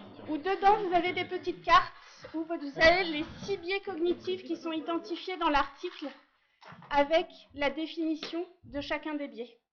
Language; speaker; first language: French; native; French